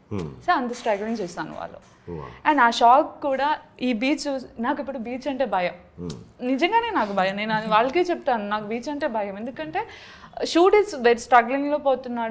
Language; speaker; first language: Telugu; non-native, learner; Malayalam